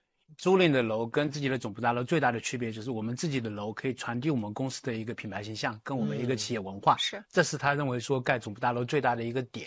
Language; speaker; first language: Chinese; native; Chinese